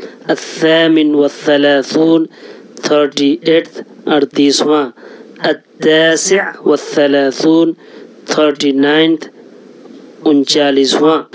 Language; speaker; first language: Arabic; non-native, fluent; Urdu